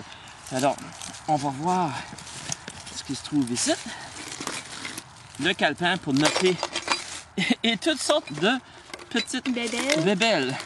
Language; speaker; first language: French; native; French